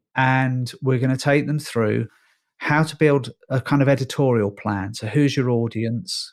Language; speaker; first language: English; native; English